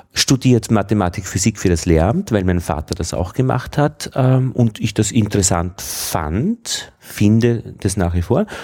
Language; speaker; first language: German; native; German